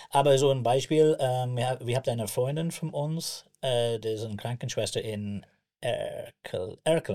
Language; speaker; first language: German; non-native, learner; English